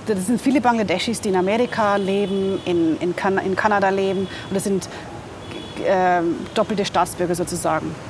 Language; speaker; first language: German; native; German